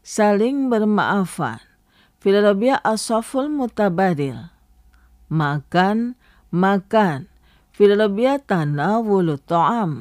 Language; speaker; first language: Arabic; non-native, fluent; Indonesian